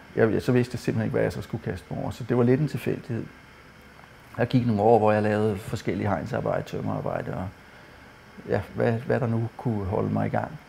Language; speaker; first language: Danish; native; Danish